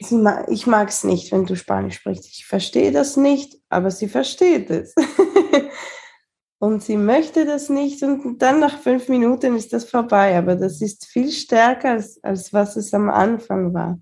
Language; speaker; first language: German; early bilingual, heritage; Spanish